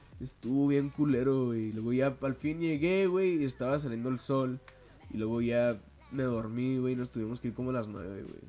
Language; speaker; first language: Spanish; early bilingual, heritage; Spanish